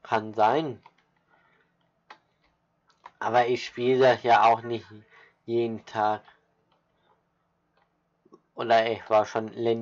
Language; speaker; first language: German; native; German